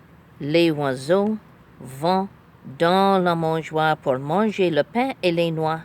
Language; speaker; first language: French; non-native, fluent; English